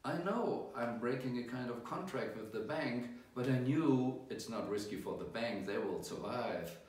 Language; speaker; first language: English; non-native, fluent; German